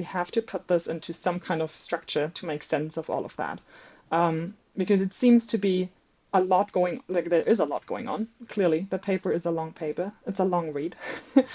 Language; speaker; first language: English; non-native, fluent; German